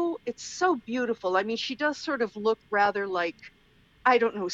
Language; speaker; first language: English; native; English